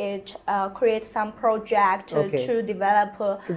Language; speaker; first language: English; non-native, learner; Chinese